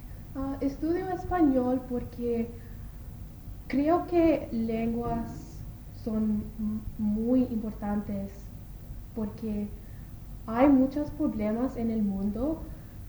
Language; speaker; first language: Spanish; non-native, learner; English